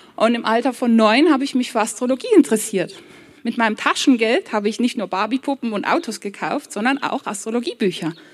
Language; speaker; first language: German; early bilingual, other home language; Polish